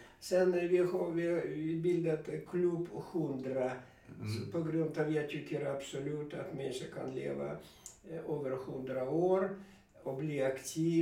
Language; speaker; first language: Swedish; non-native, fluent; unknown